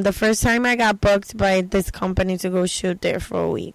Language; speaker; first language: English; non-native, fluent; Portuguese